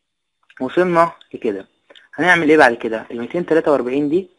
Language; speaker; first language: Arabic; native; Arabic